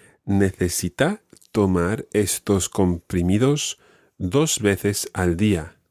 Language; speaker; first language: Spanish; non-native, fluent; English